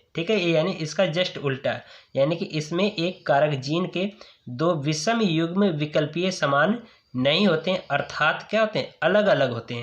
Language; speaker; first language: Hindi; native; Hindi